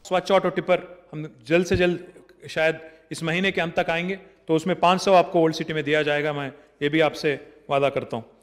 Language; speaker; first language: Hindi; non-native, local second language; Telugu